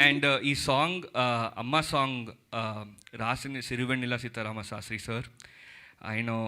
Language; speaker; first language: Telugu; early bilingual, heritage; Telugu